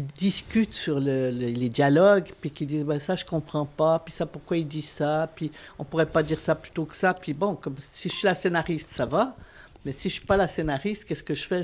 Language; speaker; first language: French; native; French